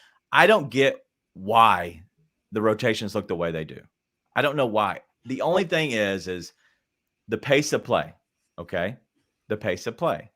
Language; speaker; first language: English; native; English